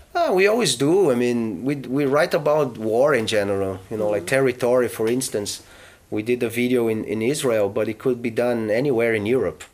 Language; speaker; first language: English; non-native, fluent; Portuguese